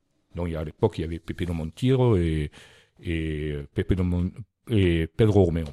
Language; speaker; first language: French; native; French